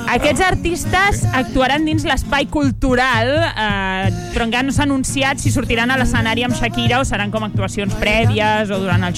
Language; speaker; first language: Catalan; native; Catalan